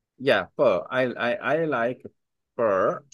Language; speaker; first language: English; non-native, learner; Korean